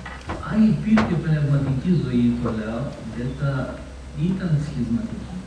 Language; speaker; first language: Greek; non-native, fluent; Macedonian